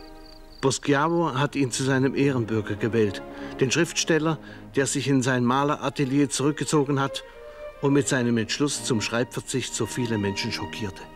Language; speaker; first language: German; native; German